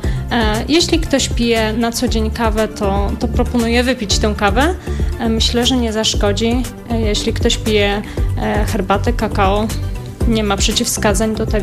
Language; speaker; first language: Polish; native; Polish